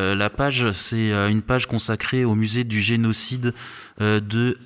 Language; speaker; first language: French; native; French